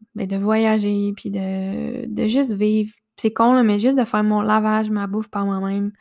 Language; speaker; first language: French; native; French